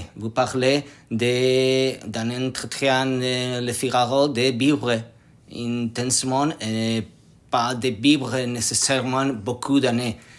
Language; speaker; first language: French; non-native, learner; Spanish